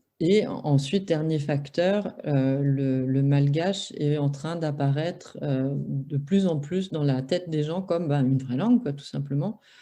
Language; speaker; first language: French; native; French